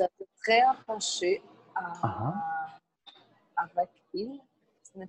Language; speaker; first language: French; non-native, learner; Portuguese